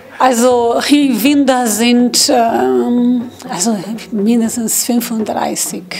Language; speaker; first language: German; non-native, learner; Portuguese